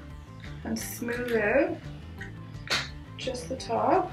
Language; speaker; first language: English; native; English